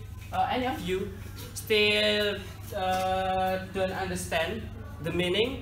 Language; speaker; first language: English; non-native, learner; Indonesian